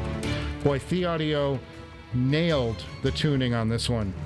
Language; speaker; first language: English; native; English